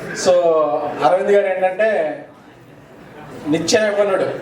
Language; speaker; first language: Telugu; native; Telugu